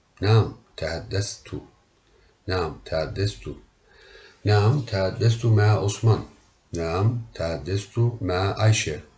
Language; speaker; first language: Arabic; non-native, learner; Turkish